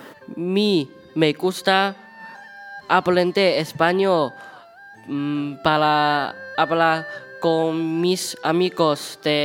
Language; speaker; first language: Spanish; non-native, learner; Chinese